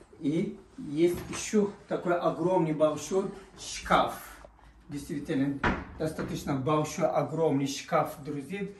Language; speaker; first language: Russian; non-native, learner; Turkish